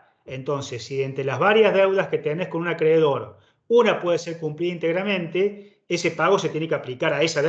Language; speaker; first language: Spanish; native; Spanish